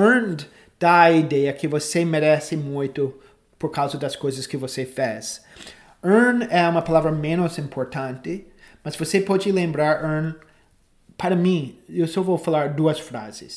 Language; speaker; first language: Portuguese; non-native, fluent; English